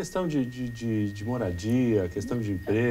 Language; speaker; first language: Portuguese; native; Portuguese